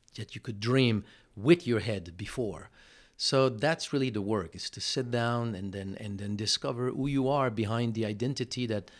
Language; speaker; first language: English; non-native, fluent; French